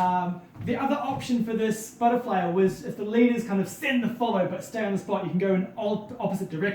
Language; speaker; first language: English; native; English